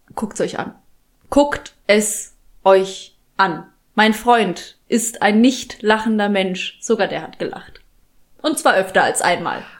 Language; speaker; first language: German; early bilingual, other home language; Polish